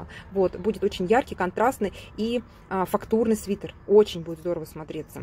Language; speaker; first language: Russian; native; Russian